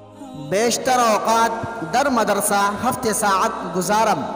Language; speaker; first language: Persian; non-native, learner; Urdu